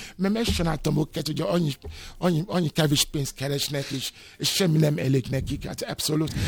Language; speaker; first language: Hungarian; non-native, learner; Yoruba